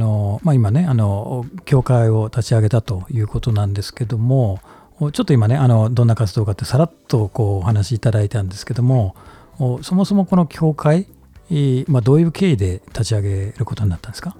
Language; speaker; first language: Japanese; native; Japanese